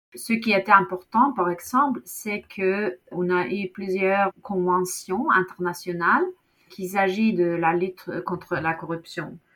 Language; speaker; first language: French; non-native, fluent; Norwegian